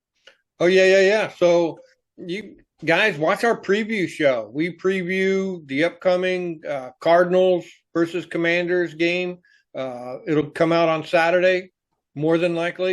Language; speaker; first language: English; native; English